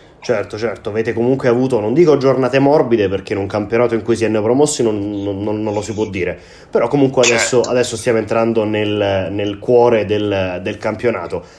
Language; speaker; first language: Italian; native; Italian